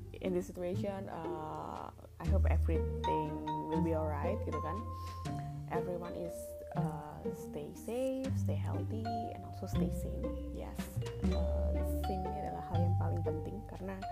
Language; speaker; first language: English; non-native, learner; Indonesian